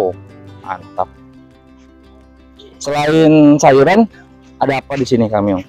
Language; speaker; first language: Indonesian; native; Indonesian